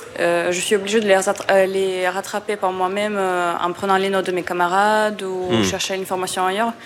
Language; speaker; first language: French; non-native, fluent; Russian